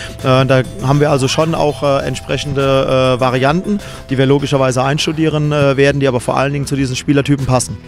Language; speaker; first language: German; native; German